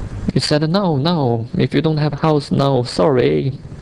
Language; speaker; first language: English; non-native, fluent; Chinese